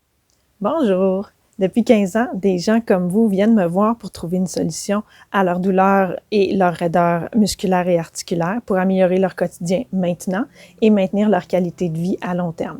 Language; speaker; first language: French; native; French